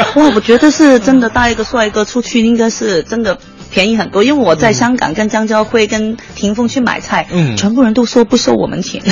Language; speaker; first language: Chinese; non-native, fluent; Cantonese